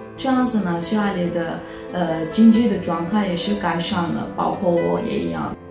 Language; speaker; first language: Chinese; non-native, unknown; Turkish